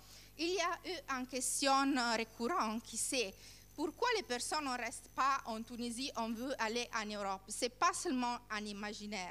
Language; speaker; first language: French; non-native, learner; Italian